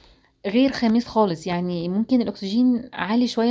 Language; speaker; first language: Arabic; native; Arabic